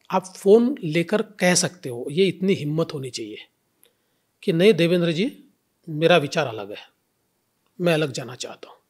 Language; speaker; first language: Hindi; non-native, local second language; Marathi